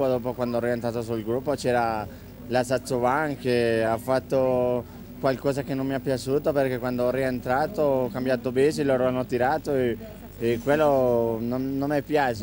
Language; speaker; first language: Italian; non-native, fluent; Spanish